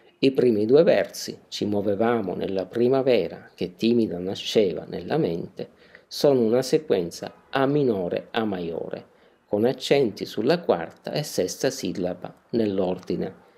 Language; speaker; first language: Italian; native; Italian